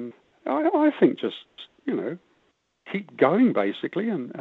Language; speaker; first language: English; native; English